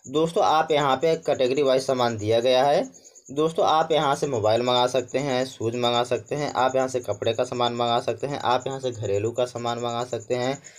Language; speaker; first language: Hindi; native; Hindi